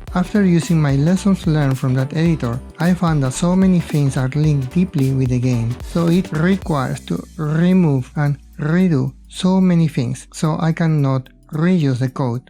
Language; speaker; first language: English; non-native, fluent; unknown